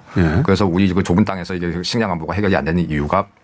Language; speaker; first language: Korean; native; Korean